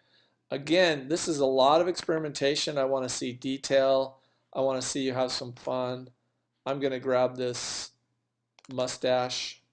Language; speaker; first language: English; native; English